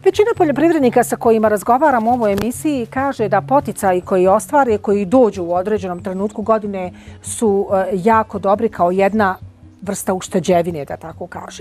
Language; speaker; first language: Croatian; native; Croatian